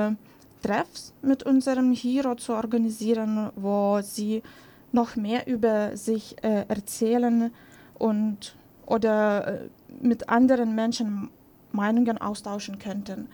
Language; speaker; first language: German; non-native, fluent; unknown